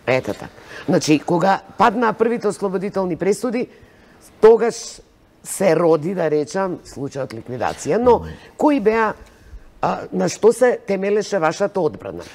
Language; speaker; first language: Macedonian; native; Macedonian